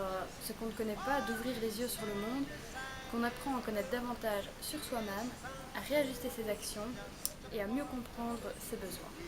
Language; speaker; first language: French; native; French